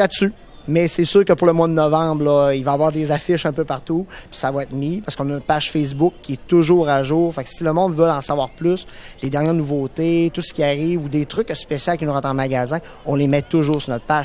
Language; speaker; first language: French; native; French